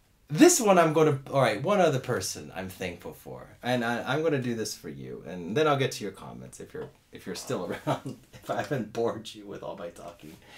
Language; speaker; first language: English; native; English